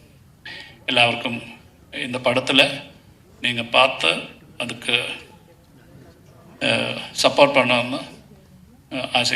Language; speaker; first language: Tamil; non-native, learner; Malayalam